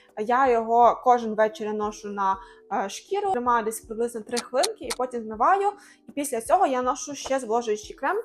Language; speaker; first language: Ukrainian; non-native, local second language; Russian